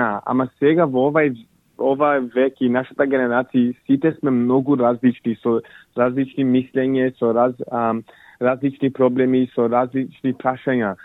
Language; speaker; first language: Macedonian; early bilingual, heritage; English